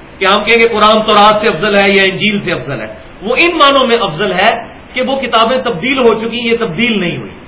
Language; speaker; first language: Urdu; non-native, local second language; Punjabi